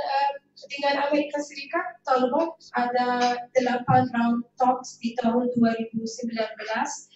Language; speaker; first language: Indonesian; non-native, fluent; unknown